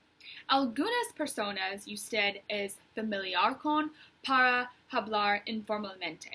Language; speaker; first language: Spanish; non-native, learner; English